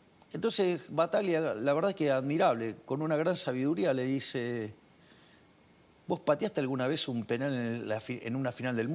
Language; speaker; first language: Spanish; native; Spanish